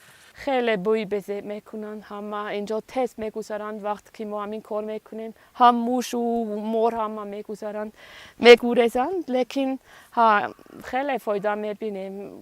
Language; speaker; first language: Persian; non-native, learner; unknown